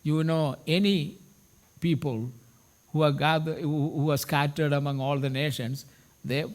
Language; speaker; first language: English; non-native, local second language; Hindi